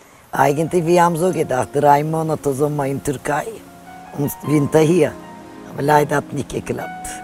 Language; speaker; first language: German; non-native, learner; Turkish